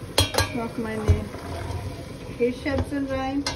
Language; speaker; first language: German; non-native, learner; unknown